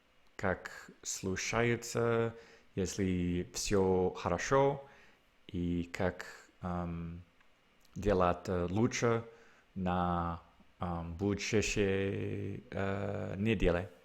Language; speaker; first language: Russian; non-native, learner; English